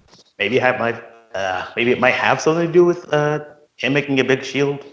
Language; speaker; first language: English; native; English